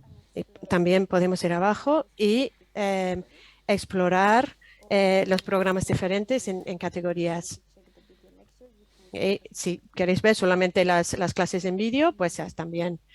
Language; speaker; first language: Spanish; non-native, fluent; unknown